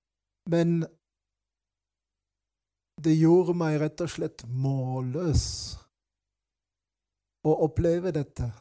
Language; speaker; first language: Norwegian; non-native, fluent; German